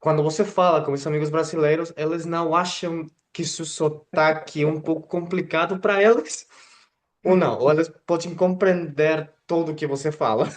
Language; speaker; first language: Portuguese; non-native, fluent; Spanish